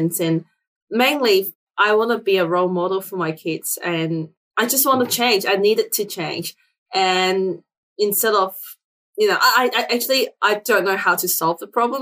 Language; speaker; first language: English; non-native, local second language; Cantonese